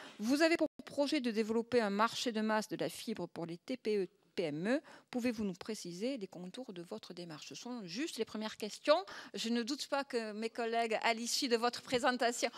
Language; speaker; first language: French; native; French